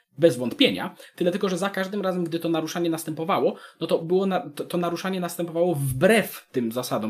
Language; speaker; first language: Polish; native; Polish